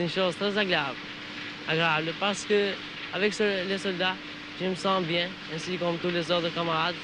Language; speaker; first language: French; non-native, learner; Albanian